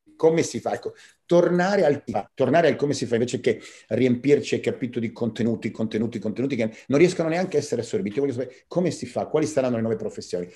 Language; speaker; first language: Italian; native; Italian